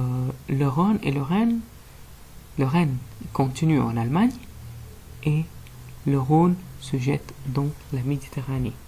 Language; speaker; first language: French; non-native, fluent; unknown